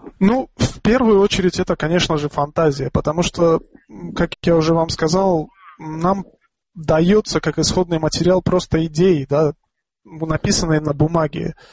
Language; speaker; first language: Russian; non-native, local second language; Tajik